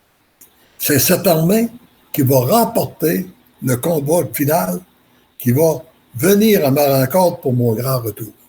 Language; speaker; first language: French; native; French